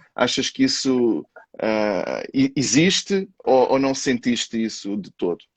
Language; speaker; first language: Portuguese; native; Portuguese